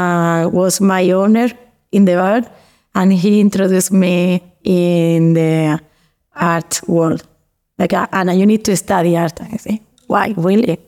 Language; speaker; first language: English; non-native, learner; Spanish